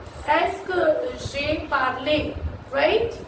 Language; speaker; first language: French; non-native, learner; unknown